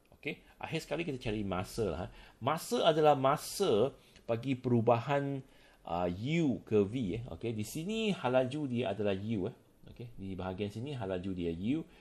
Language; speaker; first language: Malay; non-native, local second language; Chinese